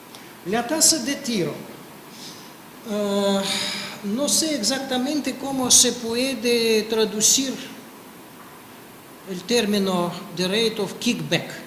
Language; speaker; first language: Spanish; non-native, fluent; Russian